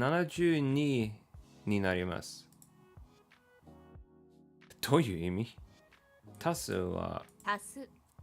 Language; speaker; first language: Japanese; non-native, learner; English